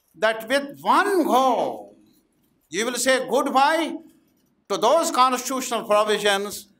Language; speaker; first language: English; non-native, local second language; Urdu